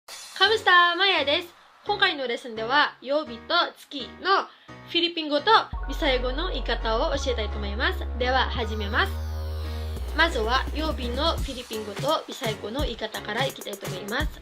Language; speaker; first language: Japanese; non-native, fluent; Cebuano